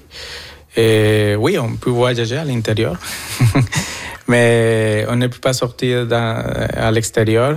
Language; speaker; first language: French; non-native, fluent; Spanish